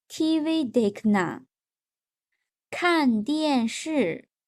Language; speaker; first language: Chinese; non-native, fluent; Urdu